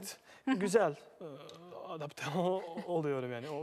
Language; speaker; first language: Turkish; non-native, fluent; Bosnian